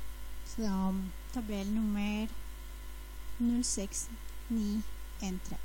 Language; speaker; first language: Norwegian; non-native, fluent; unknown